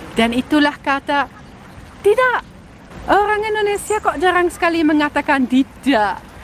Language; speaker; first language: Indonesian; non-native, fluent; German